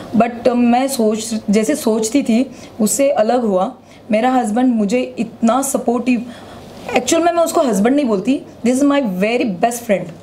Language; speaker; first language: Hindi; non-native, local second language; Marathi